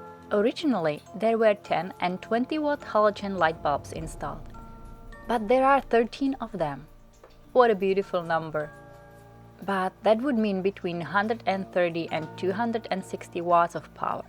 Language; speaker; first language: English; non-native, fluent; Czech